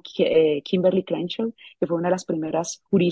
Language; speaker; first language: Spanish; native; Spanish